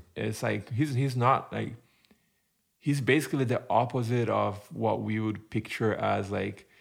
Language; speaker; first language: English; non-native, fluent; Portuguese